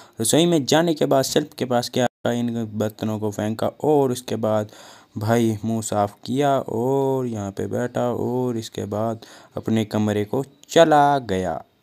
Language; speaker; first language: Hindi; non-native, local second language; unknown